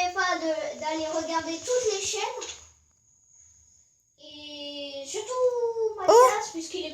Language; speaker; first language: French; native; French